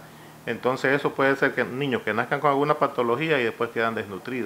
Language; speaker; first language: Spanish; native; Spanish